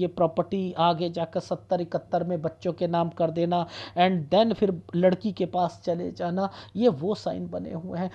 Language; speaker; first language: Hindi; native; Hindi